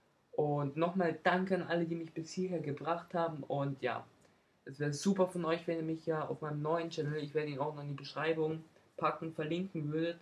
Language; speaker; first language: German; native; German